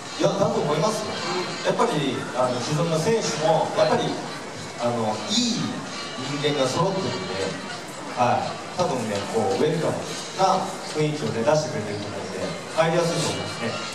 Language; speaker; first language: Japanese; native; Japanese